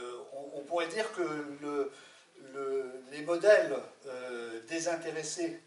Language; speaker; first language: French; native; French